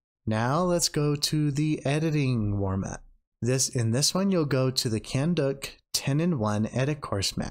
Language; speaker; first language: English; native; English